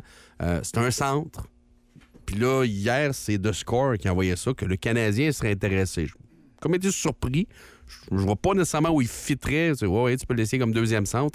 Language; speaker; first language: French; native; French